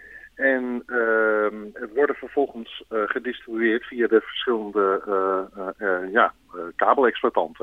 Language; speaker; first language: Dutch; native; Dutch